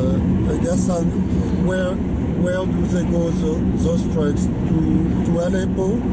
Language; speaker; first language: English; non-native, learner; French